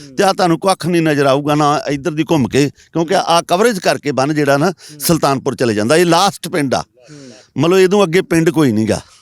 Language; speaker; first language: Punjabi; native; Punjabi